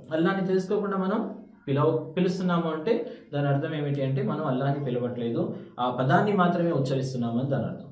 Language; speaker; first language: Telugu; non-native, local second language; Urdu